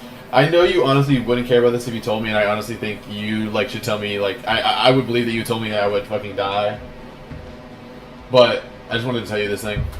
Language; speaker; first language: English; native; English